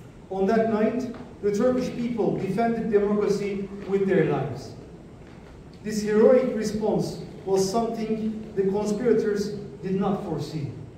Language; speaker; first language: English; non-native, fluent; Turkish